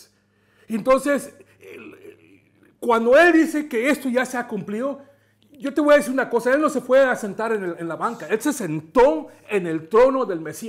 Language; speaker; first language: Spanish; native; Spanish